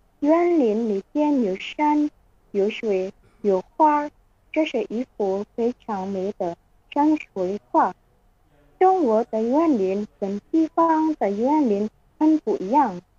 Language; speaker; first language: Chinese; non-native, learner; Indonesian